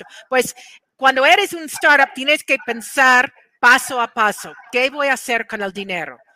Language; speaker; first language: Spanish; non-native, fluent; English